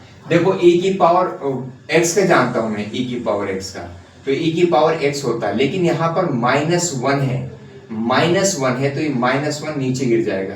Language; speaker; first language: Hindi; native; Hindi